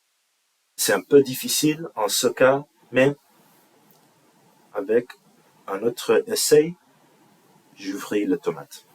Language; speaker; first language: French; non-native, learner; English